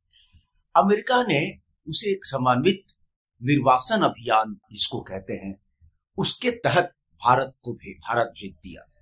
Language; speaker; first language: Hindi; native; Hindi